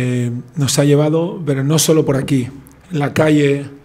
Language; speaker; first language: Spanish; native; Spanish